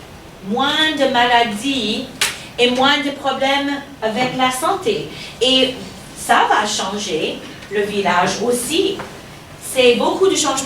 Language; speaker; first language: French; non-native, fluent; English